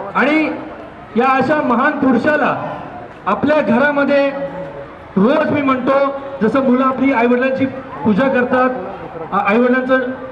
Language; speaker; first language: Marathi; non-native, local second language; Hindi